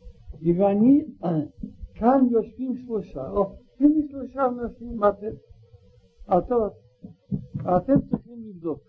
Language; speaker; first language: Hebrew; non-native, learner; Russian